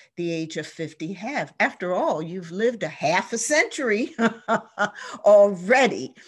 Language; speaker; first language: English; native; English